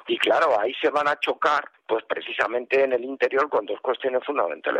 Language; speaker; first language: Spanish; native; Spanish